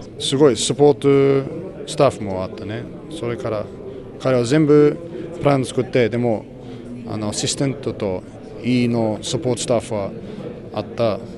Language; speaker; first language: Japanese; non-native, fluent; English